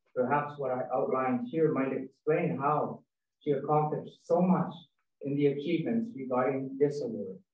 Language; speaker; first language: English; native; English